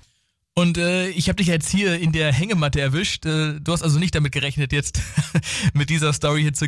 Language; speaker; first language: German; native; German